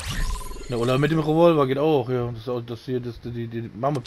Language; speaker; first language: German; native; German